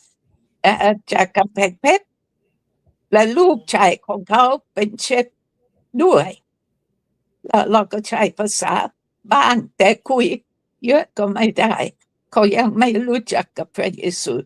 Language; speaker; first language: Thai; non-native, fluent; English